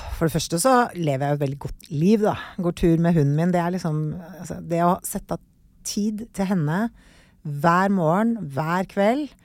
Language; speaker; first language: Norwegian; native; Norwegian